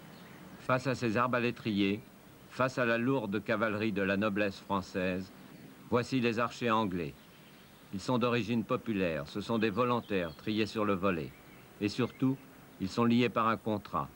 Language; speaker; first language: French; native; French